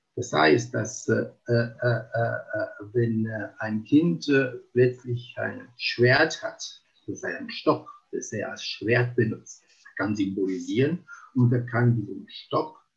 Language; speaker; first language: German; non-native, fluent; Italian